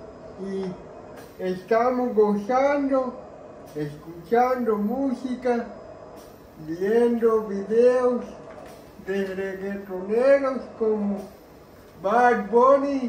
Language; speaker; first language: Spanish; early bilingual, heritage; Spanish